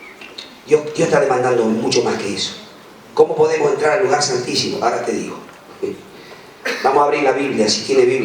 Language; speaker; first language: Spanish; native; Spanish